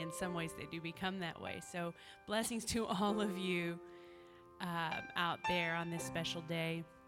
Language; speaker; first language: English; native; English